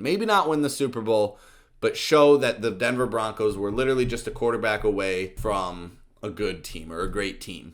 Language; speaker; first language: English; native; English